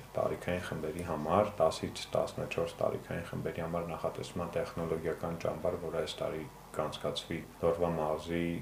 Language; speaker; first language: Armenian; native; Armenian